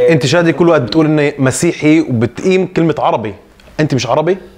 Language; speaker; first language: Arabic; native; Arabic